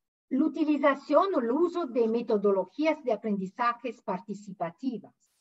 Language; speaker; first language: Spanish; non-native, fluent; Italian